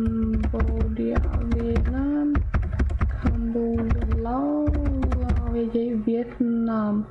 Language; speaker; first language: English; non-native, learner; Turkish